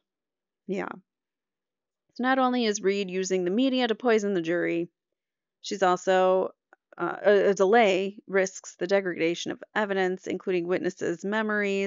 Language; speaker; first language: English; native; English